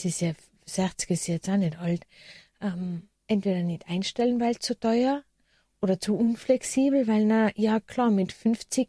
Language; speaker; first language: German; native; German